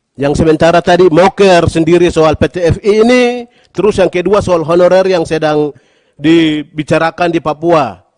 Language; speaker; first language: Indonesian; native; Indonesian